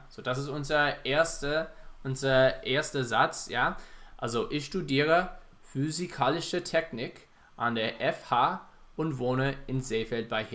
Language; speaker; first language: German; non-native, fluent; English